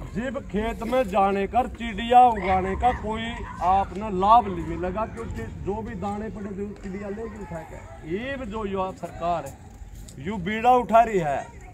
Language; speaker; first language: Hindi; native; Hindi